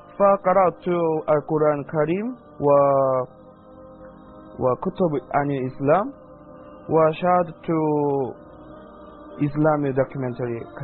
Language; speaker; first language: Arabic; non-native, learner; Korean